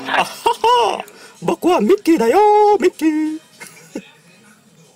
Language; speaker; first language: Japanese; non-native, learner; Indonesian